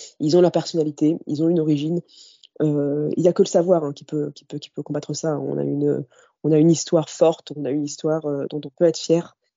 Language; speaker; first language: French; early bilingual, other home language; Kabyle